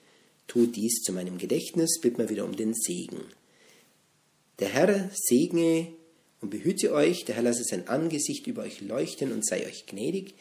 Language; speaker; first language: German; native; German